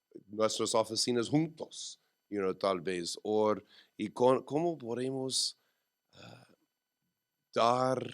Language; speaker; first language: Spanish; non-native, learner; English